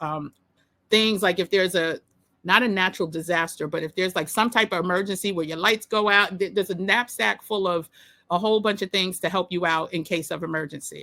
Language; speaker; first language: English; native; English